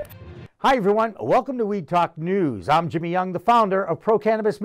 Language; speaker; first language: English; native; English